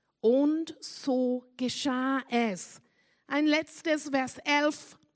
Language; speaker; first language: German; non-native, fluent; English